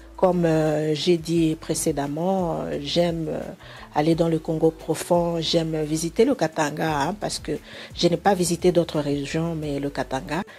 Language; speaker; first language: French; non-native, local second language; Bemba